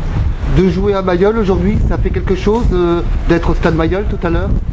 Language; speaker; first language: French; native; French